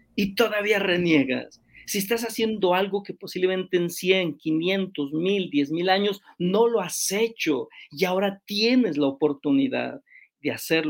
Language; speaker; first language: Spanish; native; Spanish